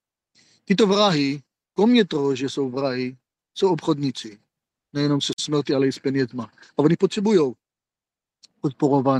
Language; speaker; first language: Czech; non-native, fluent; Hebrew